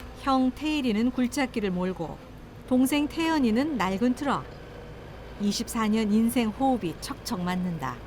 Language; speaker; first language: Korean; native; Korean